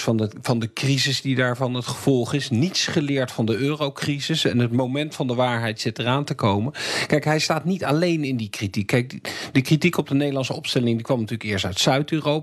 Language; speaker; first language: Dutch; native; Dutch